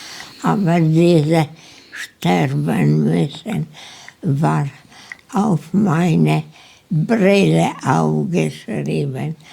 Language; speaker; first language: German; non-native, learner; Polish